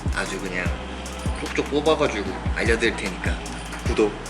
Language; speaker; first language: Korean; native; Korean